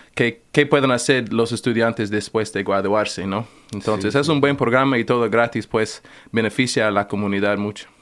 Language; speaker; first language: Spanish; non-native, fluent; English